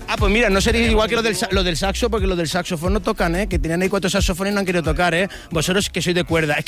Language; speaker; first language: Spanish; native; Spanish